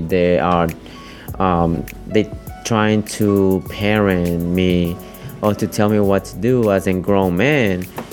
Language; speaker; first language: English; early bilingual, other home language; Spanish